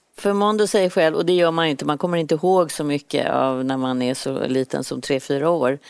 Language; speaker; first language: Swedish; native; Swedish